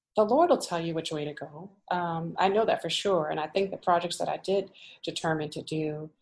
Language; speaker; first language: English; native; English